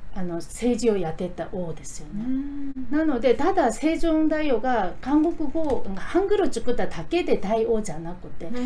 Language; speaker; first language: Japanese; non-native, fluent; Korean